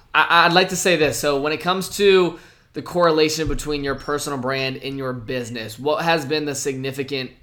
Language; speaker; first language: English; native; English